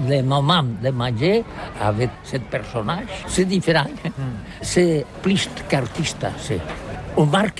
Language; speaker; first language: French; non-native, learner; Catalan